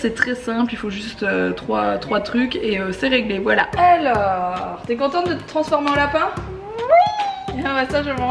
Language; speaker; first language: French; native; French